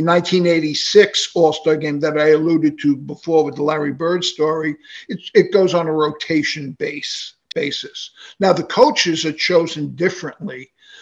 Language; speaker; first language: English; native; English